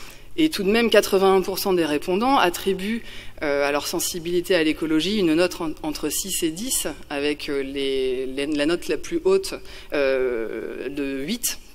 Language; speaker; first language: French; native; French